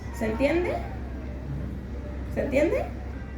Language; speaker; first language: Spanish; native; Spanish